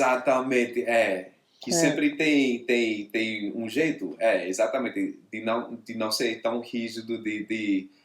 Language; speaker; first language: Portuguese; non-native, fluent; English